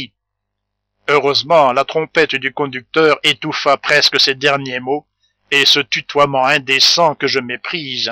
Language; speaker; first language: French; native; French